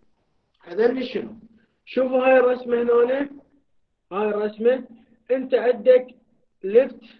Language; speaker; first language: Arabic; native; Arabic